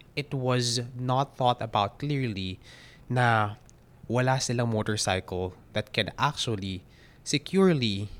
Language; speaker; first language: English; non-native, local second language; Filipino